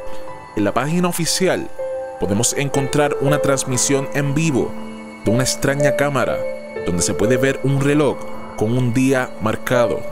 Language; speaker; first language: Spanish; native; Spanish